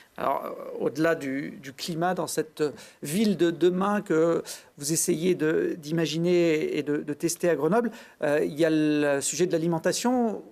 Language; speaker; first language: French; native; French